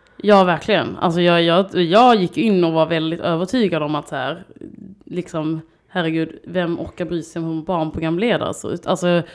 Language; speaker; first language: Swedish; native; Swedish